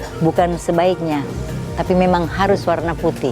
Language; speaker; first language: Indonesian; native; Indonesian